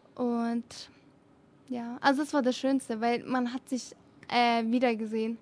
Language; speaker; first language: German; early bilingual, other home language; Arabic